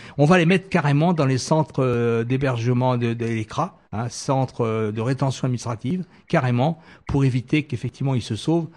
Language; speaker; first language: French; native; French